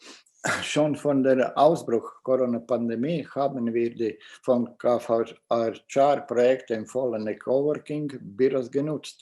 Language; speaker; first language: German; non-native, fluent; Latvian